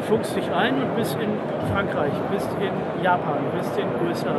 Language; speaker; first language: German; native; German